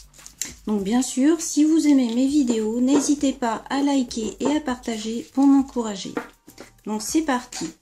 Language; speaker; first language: French; native; French